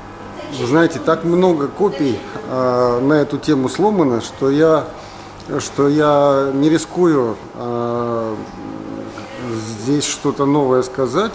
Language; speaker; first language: Russian; native; Russian